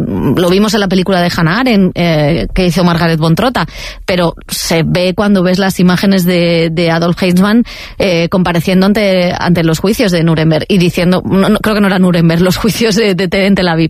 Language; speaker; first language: Spanish; native; Spanish